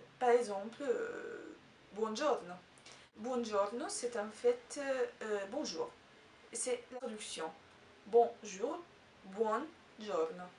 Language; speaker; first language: French; non-native, fluent; Italian